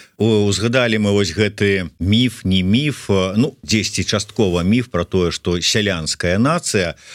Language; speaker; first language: Belarusian; native; Belarusian